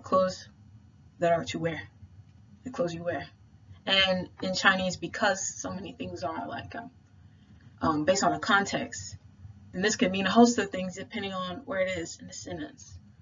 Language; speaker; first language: English; native; English